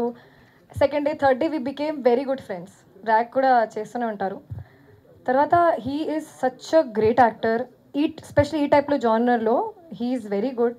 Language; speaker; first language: Telugu; non-native, fluent; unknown